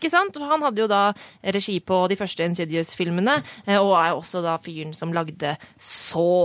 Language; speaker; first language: Norwegian; native; Norwegian